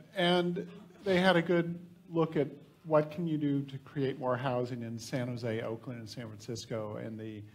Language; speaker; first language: English; native; English